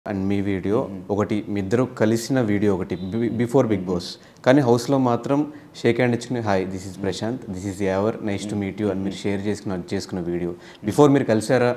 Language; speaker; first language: Telugu; native; Telugu